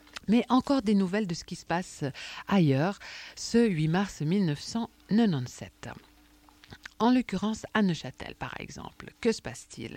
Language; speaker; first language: French; native; French